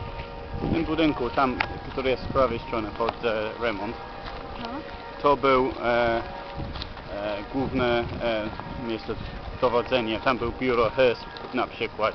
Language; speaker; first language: Polish; non-native, learner; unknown